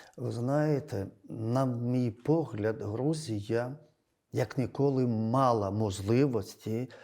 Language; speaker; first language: Ukrainian; non-native, fluent; Georgian